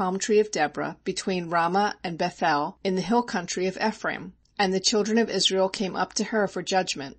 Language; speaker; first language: English; native; English